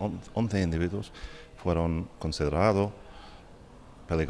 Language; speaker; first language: Spanish; non-native, fluent; English